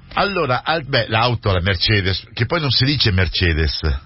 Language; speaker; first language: Italian; native; Italian